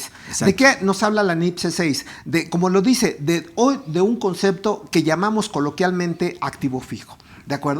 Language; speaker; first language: Spanish; native; Spanish